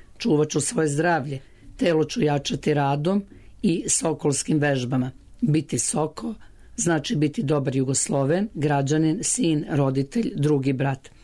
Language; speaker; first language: Serbian; native; Serbian